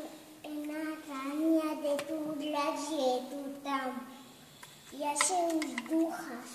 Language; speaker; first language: Bulgarian; early bilingual, heritage; Bulgarian